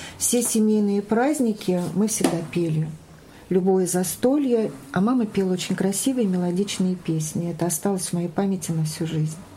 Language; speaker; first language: Russian; native; Russian